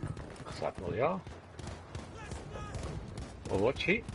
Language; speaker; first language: German; native; German